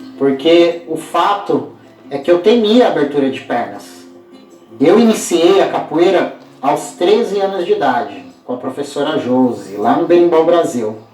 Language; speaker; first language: Portuguese; native; Portuguese